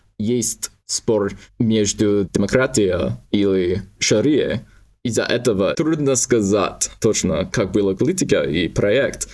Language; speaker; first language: Russian; non-native, learner; English